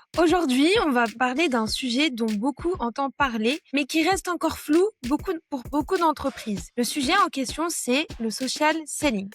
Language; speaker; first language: French; early bilingual, other home language; Arabic